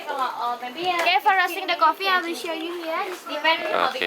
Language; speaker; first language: English; non-native, learner; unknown